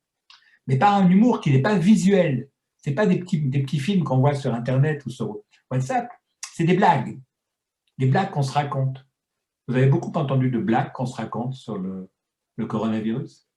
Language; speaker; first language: French; native; French